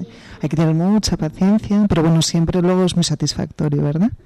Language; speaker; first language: Spanish; native; Spanish